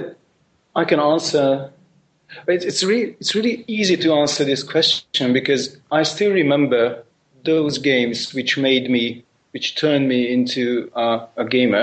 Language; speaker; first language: English; non-native, fluent; Hungarian